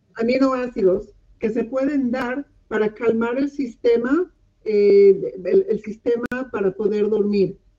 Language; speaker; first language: Spanish; non-native, local second language; English